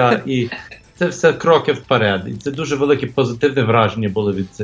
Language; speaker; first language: Ukrainian; early bilingual, heritage; English